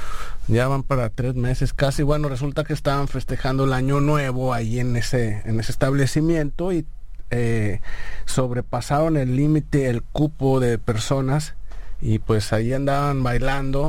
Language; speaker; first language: Spanish; native; Spanish